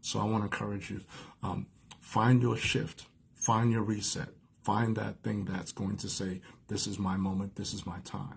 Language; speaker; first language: English; native; English